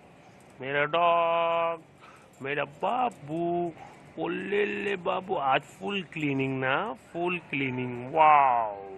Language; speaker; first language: Hindi; native; Hindi